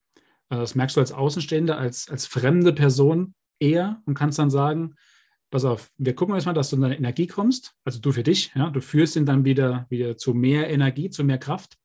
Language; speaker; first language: German; native; German